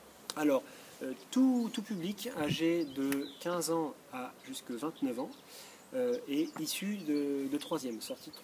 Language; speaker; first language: French; native; French